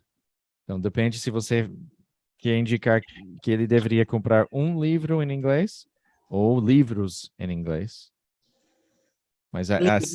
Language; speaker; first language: Portuguese; non-native, fluent; English